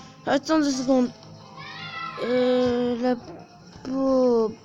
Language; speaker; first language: French; native; French